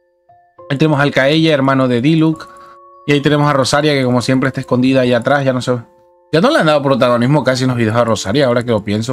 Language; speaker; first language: Spanish; native; Spanish